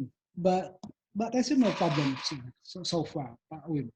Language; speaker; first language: English; non-native, learner; Indonesian